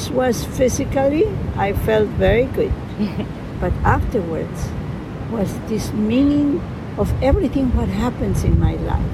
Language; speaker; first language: English; non-native, fluent; Spanish